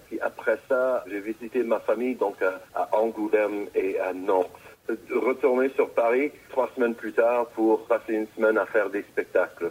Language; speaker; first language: French; native; French